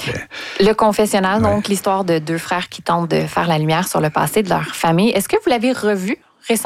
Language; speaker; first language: French; native; French